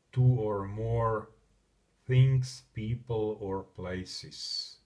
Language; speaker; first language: English; non-native, learner; Slovak